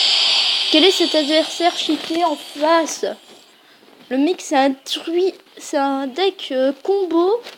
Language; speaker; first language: French; native; French